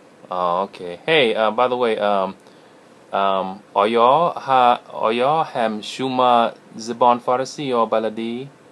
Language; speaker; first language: English; native; English